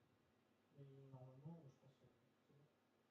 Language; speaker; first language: French; native; French